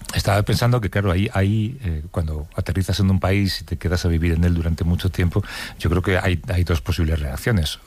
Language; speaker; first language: Spanish; native; Spanish